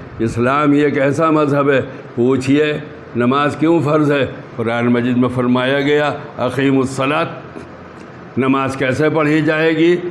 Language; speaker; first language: Urdu; native; Urdu